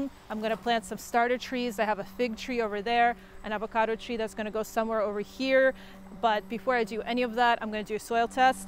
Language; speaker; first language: English; native; English